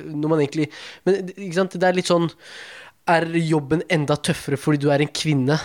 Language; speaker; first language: Norwegian; early bilingual, other home language; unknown